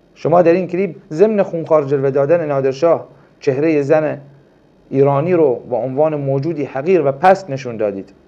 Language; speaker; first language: Persian; non-native, local second language; Arabic